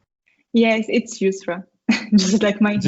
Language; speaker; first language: English; non-native, fluent; French